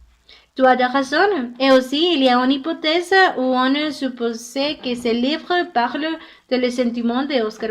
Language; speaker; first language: French; non-native, learner; Spanish